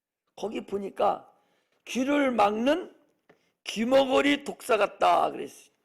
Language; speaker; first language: Korean; native; Korean